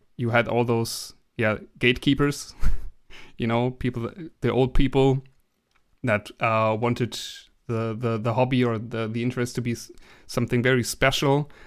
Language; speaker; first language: English; non-native, fluent; German